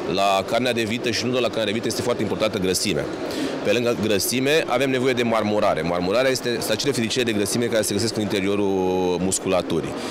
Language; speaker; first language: Romanian; native; Romanian